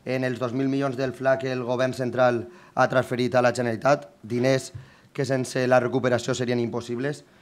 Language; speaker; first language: Catalan; native; Catalan